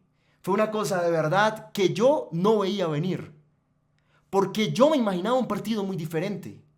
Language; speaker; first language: Spanish; native; Spanish